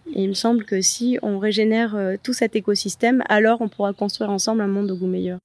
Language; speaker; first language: French; native; French